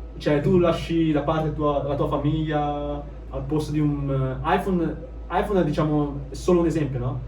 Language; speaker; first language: Italian; early bilingual, other home language; Chinese